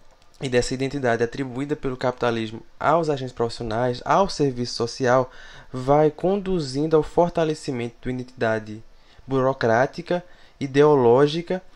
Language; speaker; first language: Portuguese; native; Portuguese